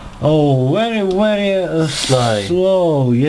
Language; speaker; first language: English; non-native, learner; Russian